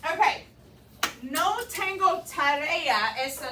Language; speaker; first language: Spanish; non-native, fluent; English